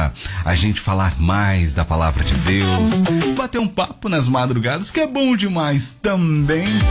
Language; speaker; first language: Portuguese; native; Portuguese